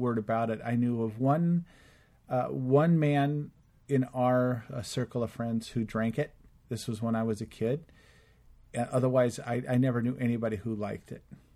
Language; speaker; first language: English; native; English